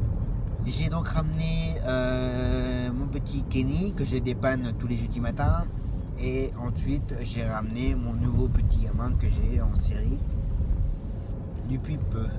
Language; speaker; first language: French; native; French